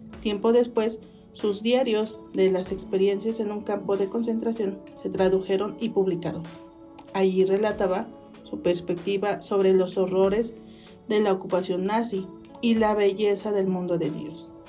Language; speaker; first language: Spanish; native; Spanish